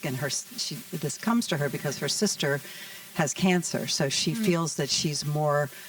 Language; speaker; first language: English; native; English